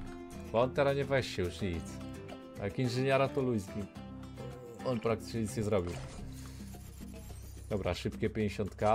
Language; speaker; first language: Polish; native; Polish